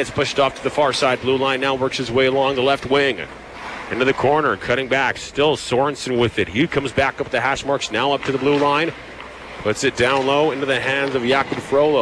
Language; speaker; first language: English; native; English